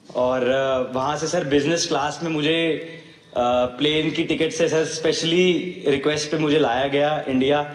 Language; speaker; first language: Hindi; native; Hindi